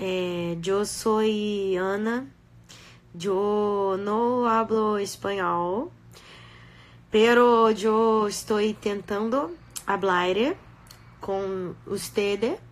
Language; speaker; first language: Spanish; non-native, learner; Portuguese